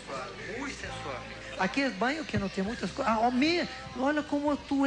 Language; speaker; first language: Spanish; non-native, learner; Portuguese